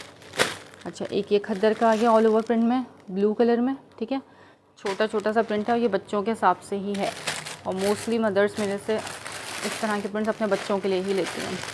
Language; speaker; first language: Urdu; native; Urdu